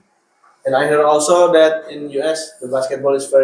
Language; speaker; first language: English; non-native, learner; Indonesian